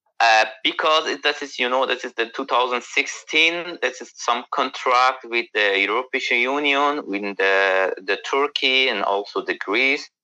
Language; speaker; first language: English; non-native, learner; Persian